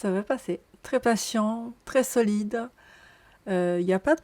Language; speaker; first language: French; non-native, learner; Japanese